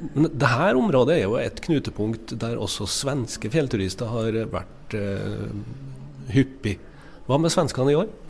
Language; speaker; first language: Norwegian; native; Norwegian